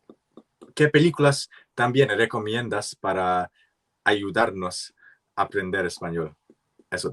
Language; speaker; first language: Spanish; non-native, learner; English